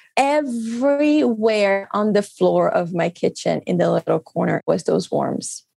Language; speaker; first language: English; non-native, fluent; Portuguese